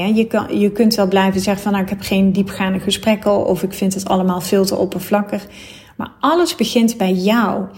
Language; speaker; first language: Dutch; native; Dutch